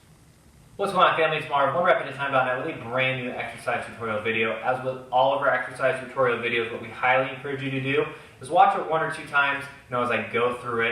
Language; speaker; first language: English; native; English